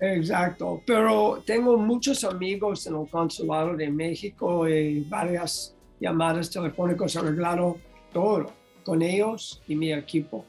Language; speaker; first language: Spanish; non-native, learner; English